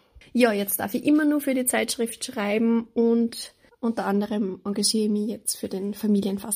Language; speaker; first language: German; native; German